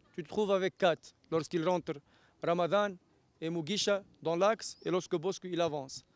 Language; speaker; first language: French; non-native, local second language; Arabic